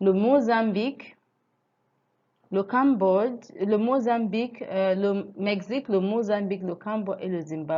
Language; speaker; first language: French; non-native, fluent; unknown